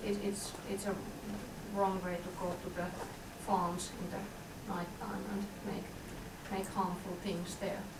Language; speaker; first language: English; non-native, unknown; Finnish